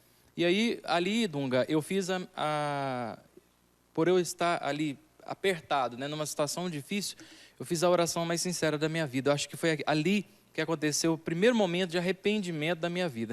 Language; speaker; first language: Portuguese; native; Portuguese